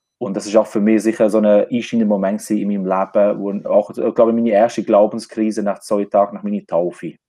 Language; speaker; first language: German; non-native, fluent; Albanian